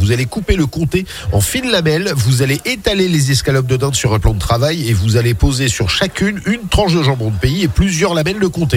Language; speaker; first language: French; native; French